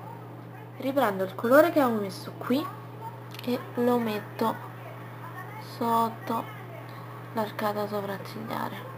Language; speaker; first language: Italian; native; Italian